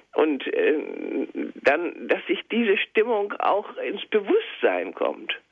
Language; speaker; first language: German; native; German